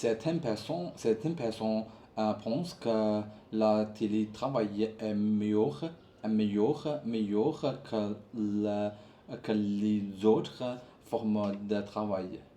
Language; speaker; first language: French; non-native, learner; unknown